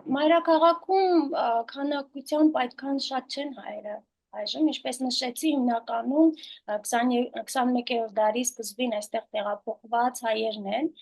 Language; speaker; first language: Armenian; native; Armenian